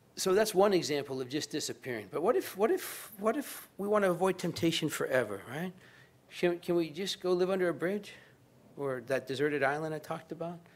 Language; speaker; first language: English; native; English